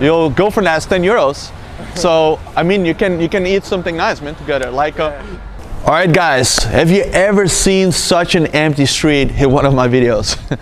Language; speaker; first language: English; non-native, fluent; Dutch